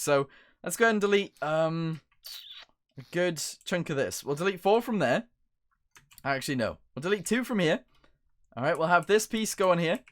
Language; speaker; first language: English; native; English